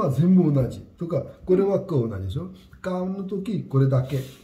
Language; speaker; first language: Japanese; non-native, learner; Hindi